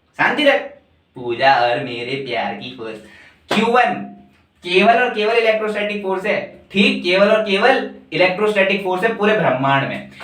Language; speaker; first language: Hindi; native; Hindi